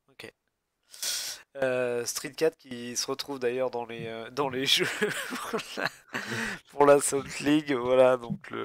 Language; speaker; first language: French; native; French